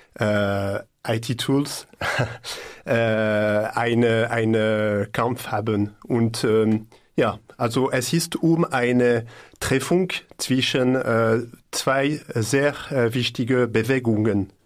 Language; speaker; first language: German; non-native, learner; French